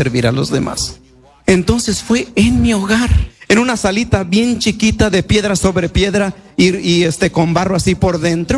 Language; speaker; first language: Spanish; native; Spanish